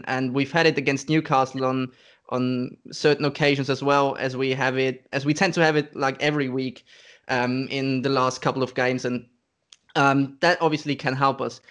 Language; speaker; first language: English; non-native, fluent; German